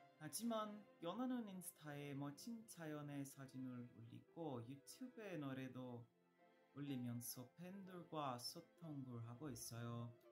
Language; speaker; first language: Korean; non-native, learner; Portuguese